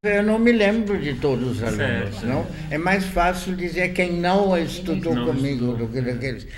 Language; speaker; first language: Portuguese; non-native, fluent; German